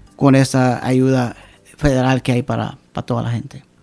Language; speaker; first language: Spanish; native; Spanish